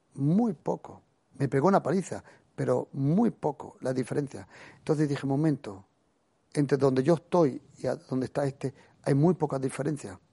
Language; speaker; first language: Spanish; early bilingual, other home language; German